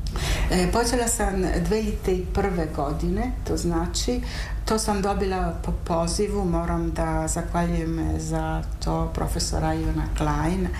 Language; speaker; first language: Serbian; non-native, fluent; Italian